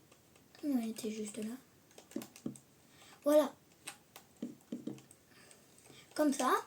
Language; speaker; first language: French; native; French